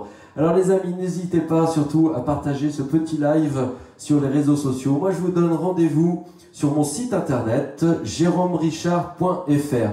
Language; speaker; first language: French; native; French